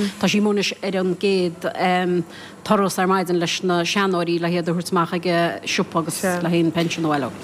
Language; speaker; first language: Irish; native; Irish